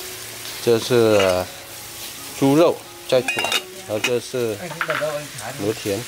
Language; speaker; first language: Chinese; non-native, learner; Vietnamese